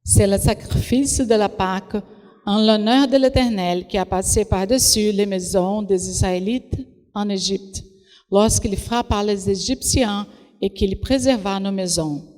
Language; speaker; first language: French; non-native, fluent; Portuguese